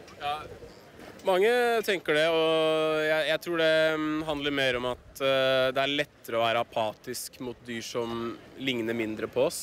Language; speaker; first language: Norwegian; native; Norwegian